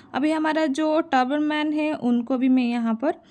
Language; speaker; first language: Hindi; non-native, local second language; Odia